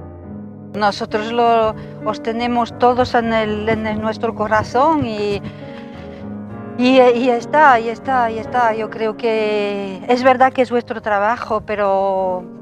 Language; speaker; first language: Spanish; non-native, fluent; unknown